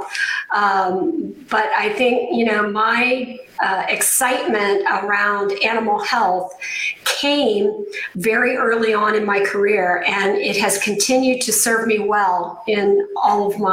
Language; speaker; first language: English; native; English